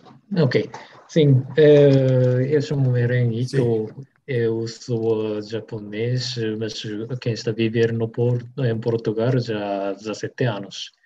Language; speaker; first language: Portuguese; non-native, learner; Japanese